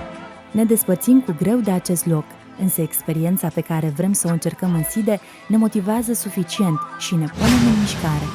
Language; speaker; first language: Romanian; native; Romanian